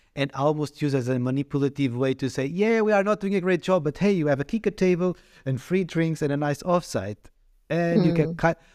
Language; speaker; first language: English; non-native, fluent; Portuguese